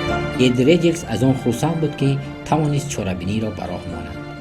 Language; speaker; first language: Persian; native; Persian